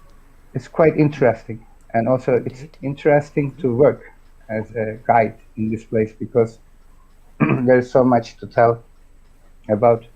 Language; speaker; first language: English; non-native, fluent; Turkish